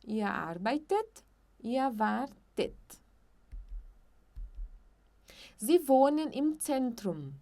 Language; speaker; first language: German; non-native, fluent; Portuguese